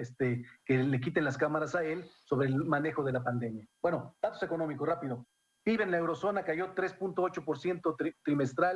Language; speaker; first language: Spanish; native; Spanish